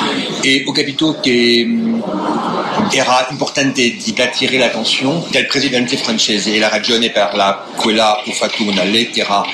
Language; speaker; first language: Italian; non-native, fluent; French